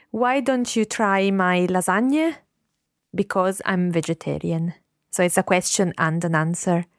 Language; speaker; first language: English; non-native, fluent; Italian